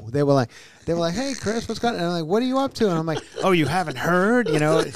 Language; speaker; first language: English; native; English